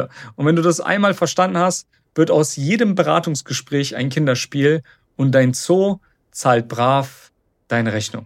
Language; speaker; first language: German; native; German